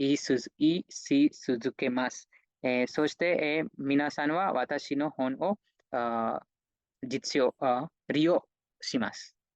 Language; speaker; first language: Japanese; non-native, fluent; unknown